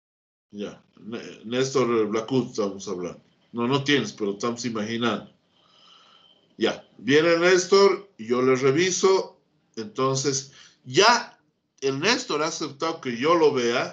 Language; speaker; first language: Spanish; native; Spanish